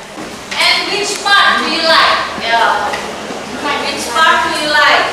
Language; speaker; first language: English; non-native, learner; Indonesian